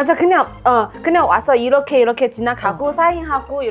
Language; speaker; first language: Korean; non-native, fluent; Chinese